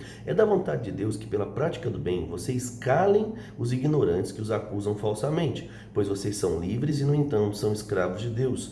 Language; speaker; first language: Portuguese; native; Portuguese